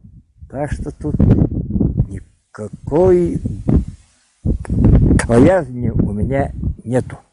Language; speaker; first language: Russian; non-native, local second language; Yakut